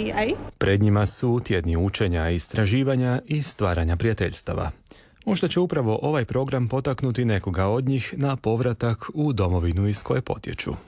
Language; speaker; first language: Serbian; native; Serbian